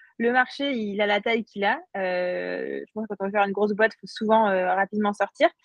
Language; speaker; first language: French; native; French